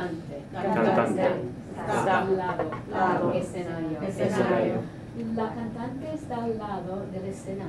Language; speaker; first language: Spanish; non-native, fluent; English